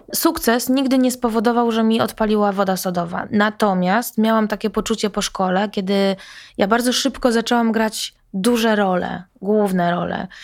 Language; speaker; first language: Polish; native; Polish